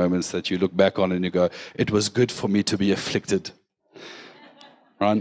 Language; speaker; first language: English; native; English